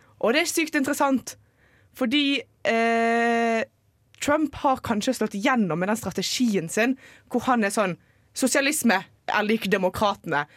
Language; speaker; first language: Norwegian; native; Norwegian